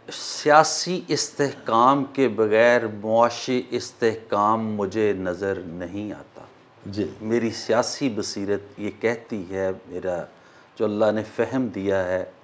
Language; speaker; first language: Urdu; non-native, local second language; Punjabi